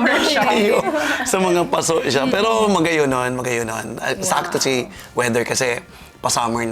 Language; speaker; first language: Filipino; non-native, local second language; Bikol